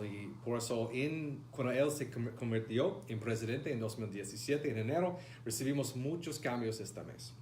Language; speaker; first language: Spanish; non-native, fluent; English